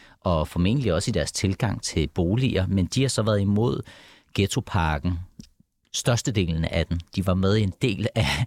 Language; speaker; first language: Danish; early bilingual, other home language; Persian